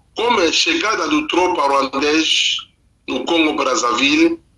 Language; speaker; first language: Portuguese; non-native, learner; Lingala